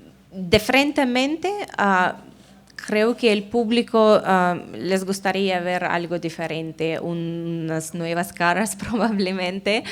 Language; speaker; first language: Spanish; non-native, fluent; Russian